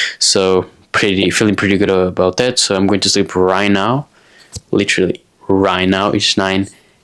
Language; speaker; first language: English; non-native, fluent; Portuguese